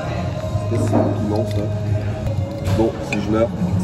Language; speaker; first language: French; native; French